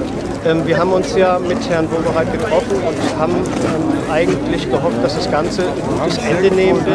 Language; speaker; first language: German; native; German